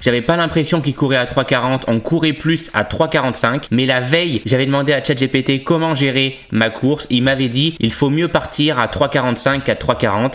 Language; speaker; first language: French; native; French